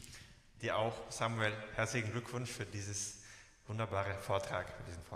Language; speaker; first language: German; native; German